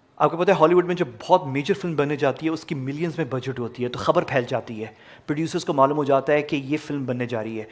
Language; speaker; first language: Urdu; native; Urdu